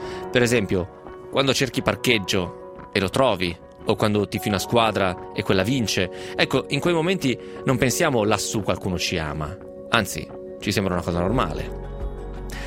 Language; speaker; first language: Italian; native; Italian